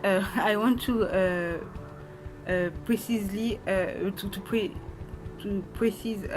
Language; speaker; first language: English; non-native, learner; French